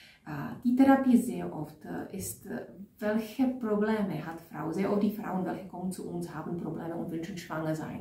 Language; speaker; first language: German; non-native, fluent; Czech